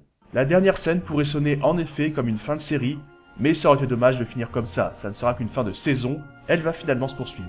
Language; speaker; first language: French; native; French